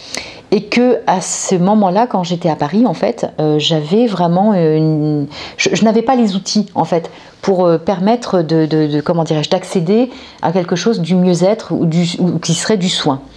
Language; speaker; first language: French; native; French